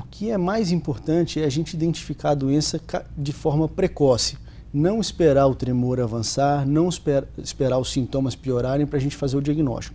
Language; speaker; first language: Portuguese; native; Portuguese